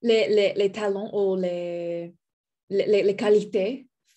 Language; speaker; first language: French; non-native, learner; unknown